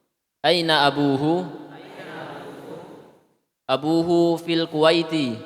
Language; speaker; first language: Arabic; non-native, learner; Indonesian